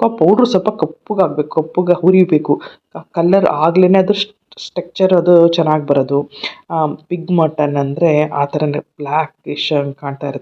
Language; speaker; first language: Kannada; native; Kannada